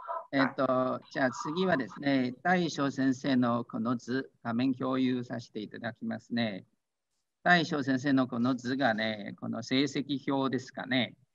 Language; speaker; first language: Japanese; non-native, fluent; Chinese